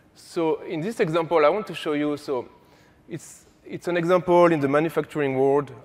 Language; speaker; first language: English; non-native, fluent; French